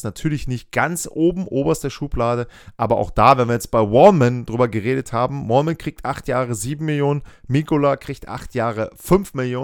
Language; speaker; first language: German; native; German